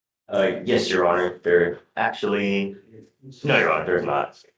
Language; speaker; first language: English; native; English